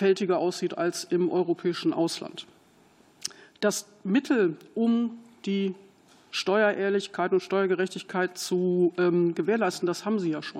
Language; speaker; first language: German; native; German